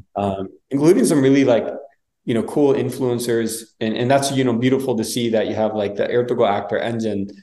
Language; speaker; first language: English; native; English